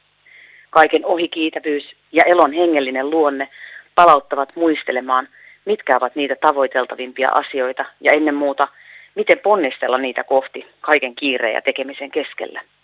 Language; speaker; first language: Finnish; native; Finnish